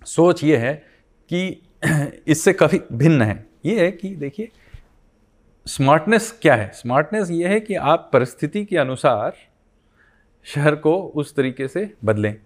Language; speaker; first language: Hindi; non-native, local second language; Bangla